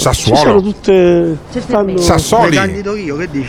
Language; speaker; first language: Italian; native; Italian